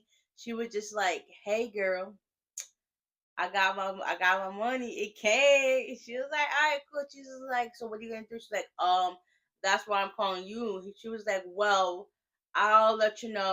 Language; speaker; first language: English; native; English